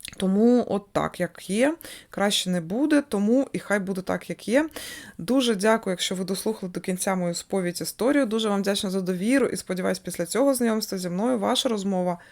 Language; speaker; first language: Ukrainian; non-native, local second language; Russian